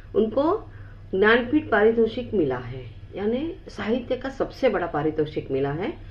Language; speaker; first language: Hindi; non-native, local second language; Marathi